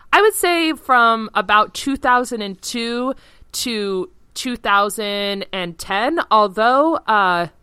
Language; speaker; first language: English; native; English